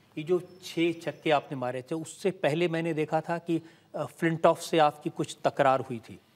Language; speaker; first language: Hindi; native; Hindi